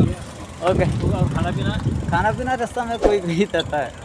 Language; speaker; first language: Hindi; non-native, local second language; Malayalam